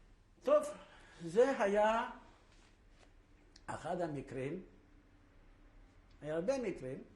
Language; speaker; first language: Hebrew; non-native, fluent; Yiddish